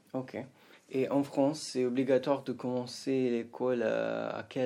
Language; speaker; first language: French; non-native, fluent; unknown